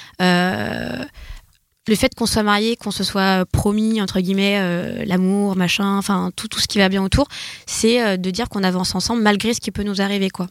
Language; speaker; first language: French; native; French